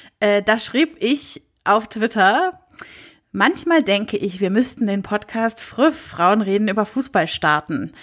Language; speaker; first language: German; native; German